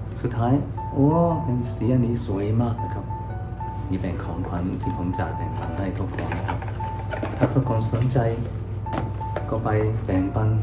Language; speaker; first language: Thai; non-native, fluent; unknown